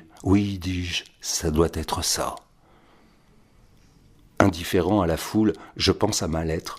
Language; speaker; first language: French; native; French